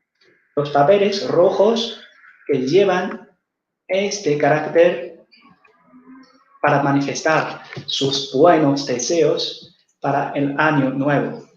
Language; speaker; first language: Spanish; non-native, fluent; Chinese